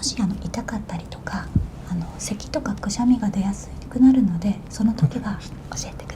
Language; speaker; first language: Japanese; native; Japanese